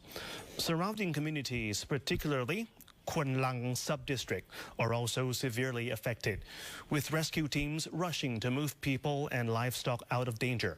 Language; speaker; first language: English; non-native, fluent; Thai